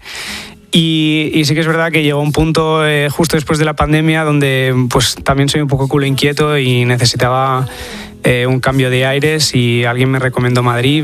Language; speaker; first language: Spanish; early bilingual, other home language; English